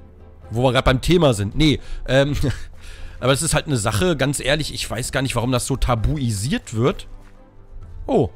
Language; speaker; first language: German; native; German